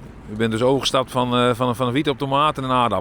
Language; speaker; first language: Dutch; non-native, local second language; Western Frisian